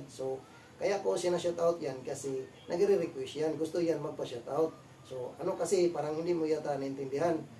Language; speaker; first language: Filipino; non-native, local second language; Cebuano